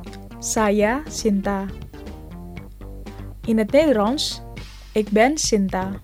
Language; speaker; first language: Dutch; non-native, fluent; Indonesian